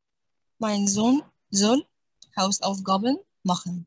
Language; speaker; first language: German; non-native, learner; Arabic